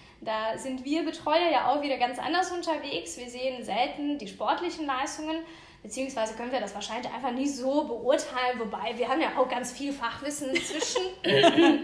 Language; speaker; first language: German; non-native, fluent; Russian